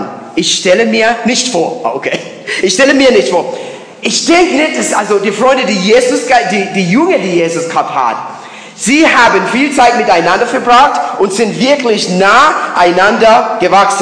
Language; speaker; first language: German; non-native, learner; English